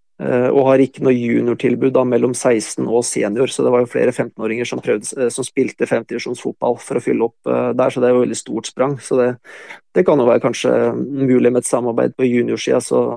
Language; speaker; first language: Norwegian; native; Norwegian